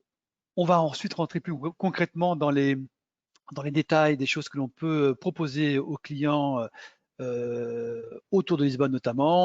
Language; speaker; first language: French; native; French